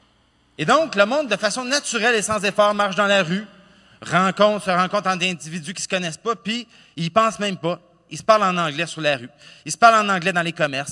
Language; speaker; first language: French; native; French